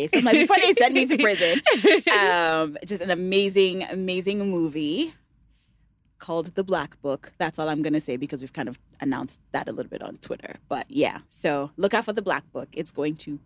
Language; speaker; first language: English; non-native, local second language; Yoruba